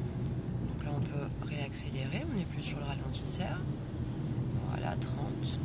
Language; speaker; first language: French; native; French